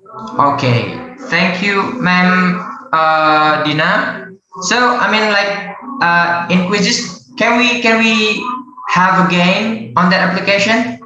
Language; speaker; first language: English; non-native, learner; Indonesian